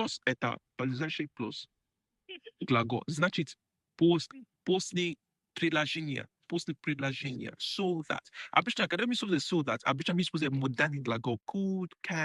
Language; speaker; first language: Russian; non-native, learner; English